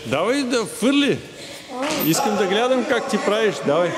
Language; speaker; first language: Bulgarian; non-native, learner; Russian